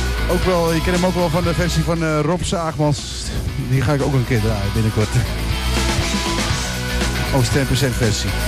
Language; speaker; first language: Dutch; native; Dutch